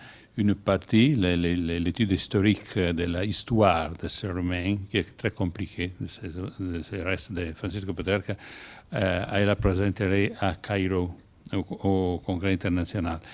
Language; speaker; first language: French; non-native, learner; Italian